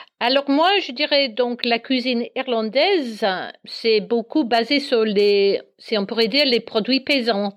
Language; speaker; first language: French; non-native, fluent; English